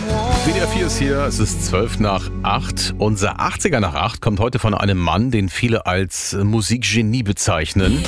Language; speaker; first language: German; native; German